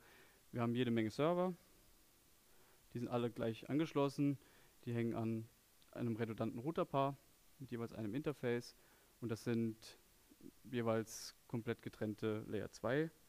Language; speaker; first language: German; native; German